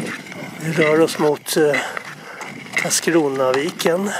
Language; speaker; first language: Swedish; native; Swedish